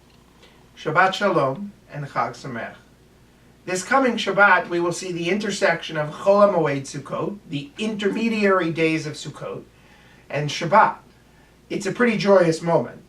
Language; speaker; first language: English; native; English